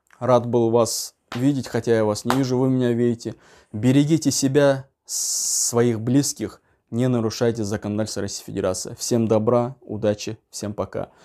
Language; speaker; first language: Russian; non-native, local second language; Uzbek